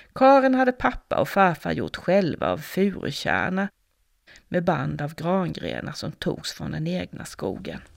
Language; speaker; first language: Swedish; native; Swedish